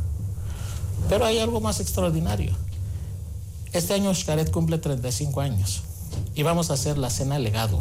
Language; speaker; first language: Spanish; non-native, fluent; Greek